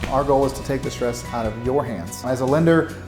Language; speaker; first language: English; native; English